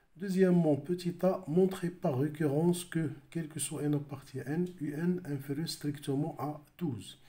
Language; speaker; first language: French; non-native, local second language; Arabic